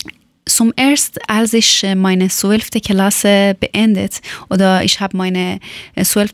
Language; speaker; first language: German; non-native, learner; Persian